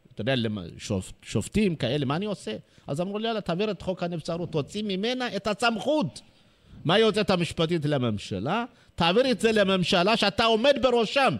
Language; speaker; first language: Hebrew; non-native, fluent; Amharic